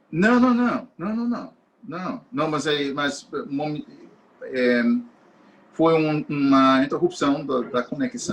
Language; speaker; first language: Portuguese; non-native, fluent; English